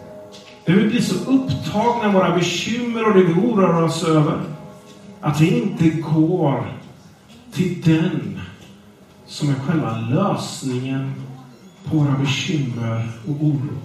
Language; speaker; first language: Swedish; non-native, fluent; English